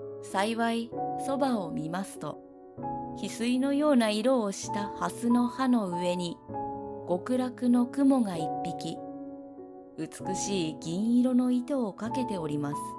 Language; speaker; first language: Japanese; native; Japanese